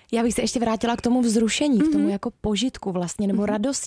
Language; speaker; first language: Czech; native; Czech